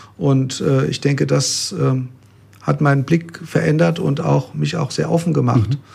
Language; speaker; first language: German; native; German